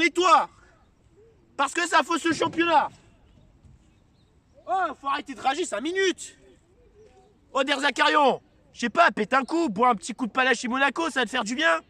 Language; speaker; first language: French; native; French